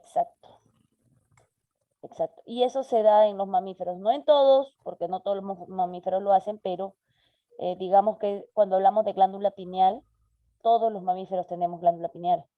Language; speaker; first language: Spanish; native; Spanish